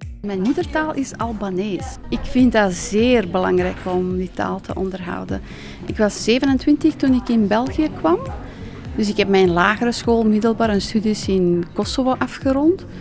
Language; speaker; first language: Dutch; non-native, fluent; Albanian